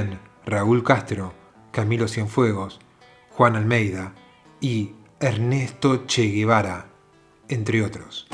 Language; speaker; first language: Spanish; native; Spanish